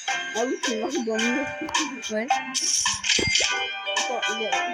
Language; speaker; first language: French; native; French